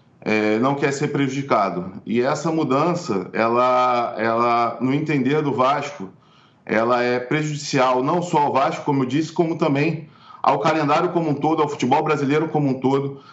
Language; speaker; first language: Portuguese; native; Portuguese